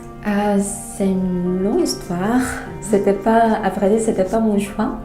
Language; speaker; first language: French; non-native, fluent; Korean